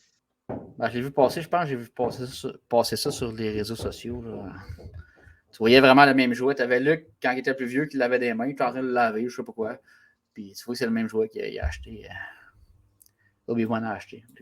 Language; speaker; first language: French; native; French